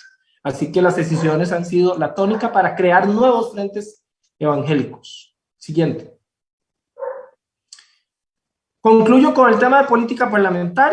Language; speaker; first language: Spanish; native; Spanish